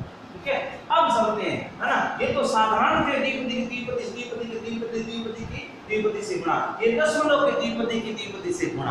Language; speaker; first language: Hindi; native; Hindi